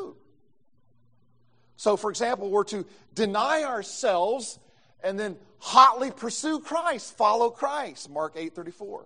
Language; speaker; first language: English; native; English